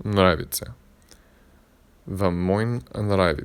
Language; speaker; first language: Russian; non-native, learner; English